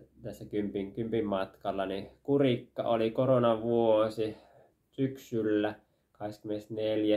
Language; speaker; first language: Finnish; native; Finnish